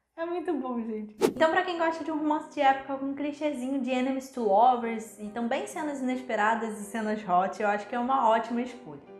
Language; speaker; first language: Portuguese; native; Portuguese